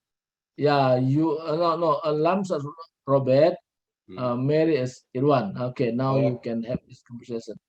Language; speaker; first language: English; non-native, learner; Indonesian